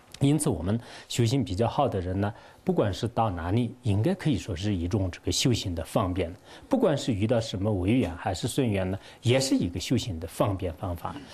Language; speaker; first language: Chinese; non-native, local second language; Tibetan